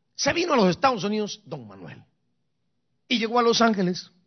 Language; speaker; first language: Spanish; native; Spanish